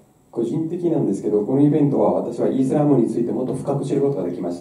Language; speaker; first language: Japanese; non-native, fluent; Spanish